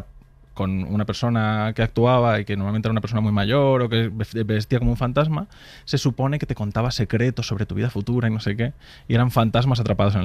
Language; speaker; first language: Spanish; native; Spanish